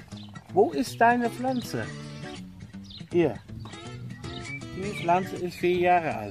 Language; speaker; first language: German; non-native, learner; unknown